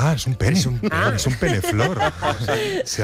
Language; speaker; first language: Spanish; native; Spanish